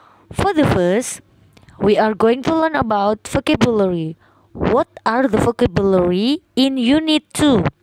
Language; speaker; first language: English; non-native, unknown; Indonesian